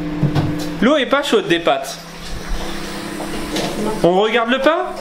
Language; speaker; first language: French; native; French